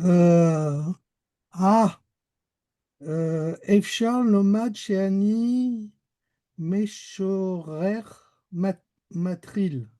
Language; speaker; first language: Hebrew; non-native, learner; French